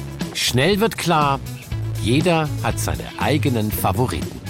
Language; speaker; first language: German; native; German